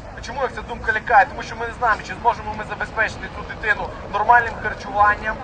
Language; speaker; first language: Ukrainian; native; Ukrainian